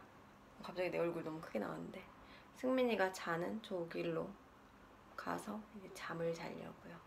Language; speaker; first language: Korean; native; Korean